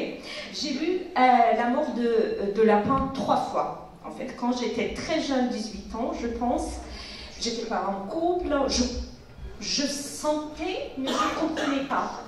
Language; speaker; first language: French; non-native, fluent; Azerbaijani